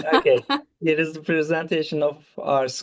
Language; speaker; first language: English; non-native, fluent; Turkish